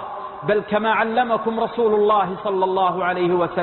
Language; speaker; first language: Arabic; native; Arabic